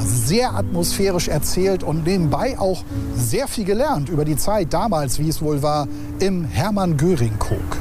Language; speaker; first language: German; native; German